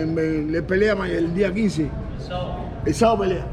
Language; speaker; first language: Spanish; native; Spanish